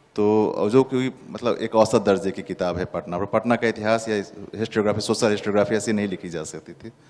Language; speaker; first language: Hindi; native; Hindi